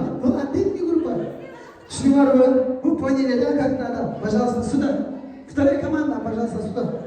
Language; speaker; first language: Russian; non-native, local second language; Kyrgyz